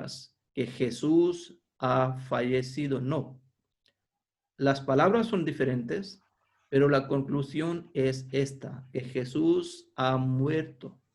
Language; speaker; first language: Spanish; non-native, fluent; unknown